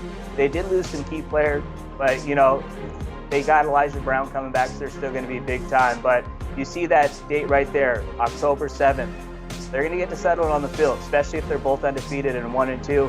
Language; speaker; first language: English; native; English